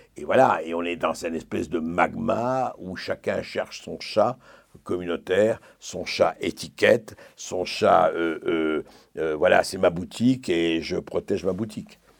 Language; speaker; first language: French; native; French